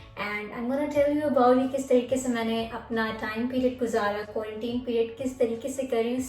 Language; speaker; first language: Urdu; native; Urdu